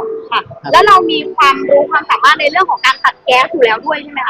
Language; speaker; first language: Thai; native; Thai